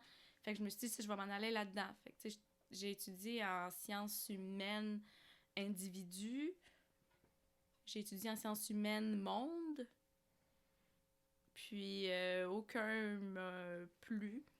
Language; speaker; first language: French; early bilingual, other home language; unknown